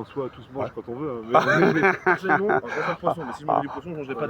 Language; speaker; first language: French; native; French